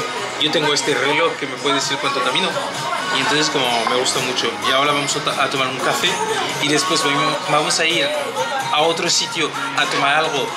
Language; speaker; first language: Spanish; non-native, fluent; French